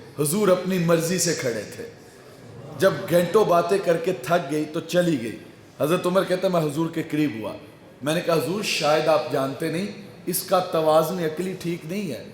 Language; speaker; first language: Urdu; non-native, local second language; Punjabi